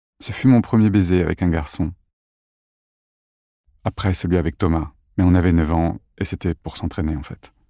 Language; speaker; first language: French; native; French